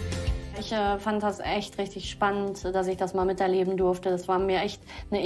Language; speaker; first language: German; native; German